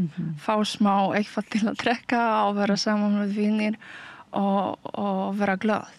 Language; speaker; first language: Icelandic; non-native, learner; Polish